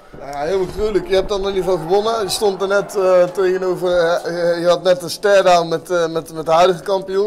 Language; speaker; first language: Dutch; native; Dutch